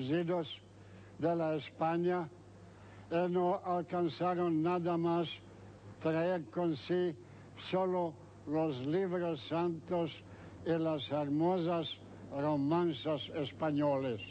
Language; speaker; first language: Spanish; early bilingual, heritage; Ladino